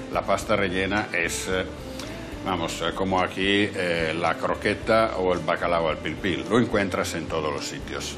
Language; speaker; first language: Spanish; non-native, fluent; Italian